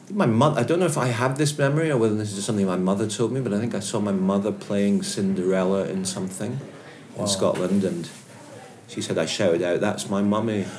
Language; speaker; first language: English; native; English